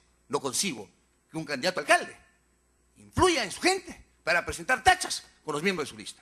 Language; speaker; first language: Spanish; native; Spanish